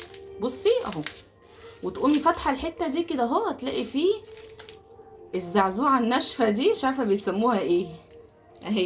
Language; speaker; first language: Arabic; native; Arabic